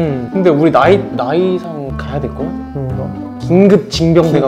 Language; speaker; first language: Korean; native; Korean